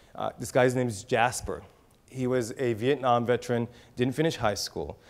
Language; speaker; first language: English; native; English